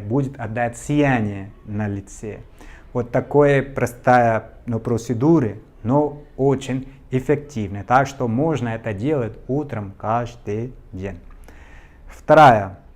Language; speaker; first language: Russian; non-native, learner; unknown